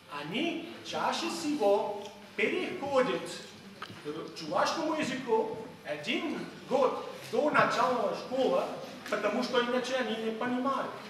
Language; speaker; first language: Russian; non-native, fluent; Catalan